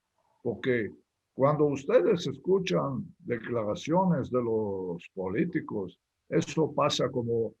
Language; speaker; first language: Spanish; non-native, fluent; Hebrew